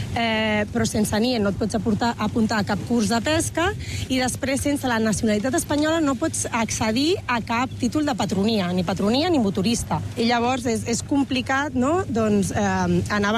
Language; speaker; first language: Catalan; native; Catalan